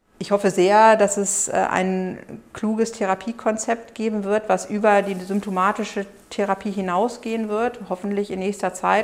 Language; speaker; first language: German; native; German